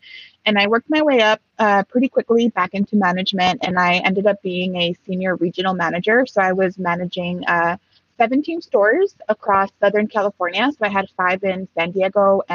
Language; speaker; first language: English; early bilingual, other home language; Spanish